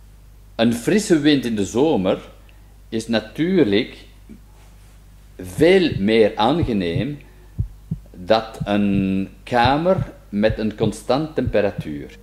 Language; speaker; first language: Dutch; non-native, fluent; French